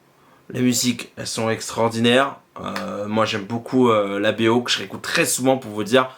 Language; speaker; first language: French; native; French